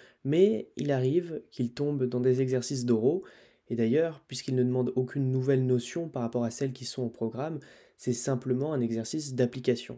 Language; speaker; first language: French; native; French